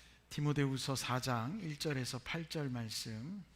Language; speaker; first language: Korean; native; Korean